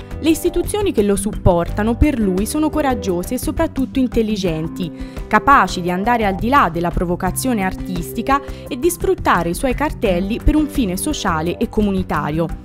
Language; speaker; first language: Italian; native; Italian